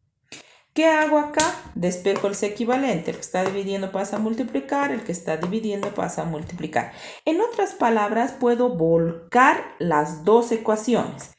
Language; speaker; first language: Spanish; native; Spanish